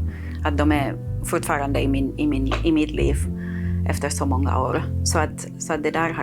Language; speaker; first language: Swedish; non-native, fluent; Catalan